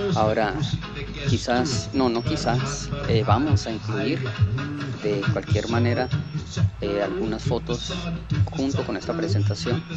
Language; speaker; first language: Spanish; early bilingual, heritage; Spanish